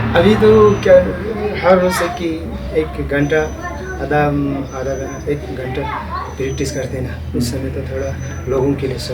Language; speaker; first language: Hindi; non-native, local second language; Ladakhi